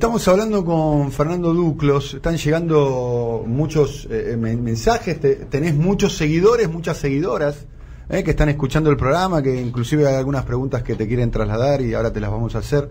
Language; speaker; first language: Spanish; native; Spanish